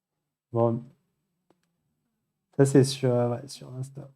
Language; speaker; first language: French; native; French